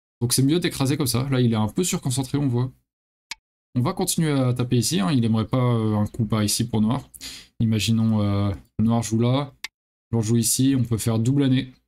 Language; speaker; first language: French; native; French